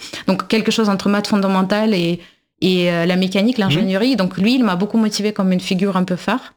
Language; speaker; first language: French; non-native, fluent; Russian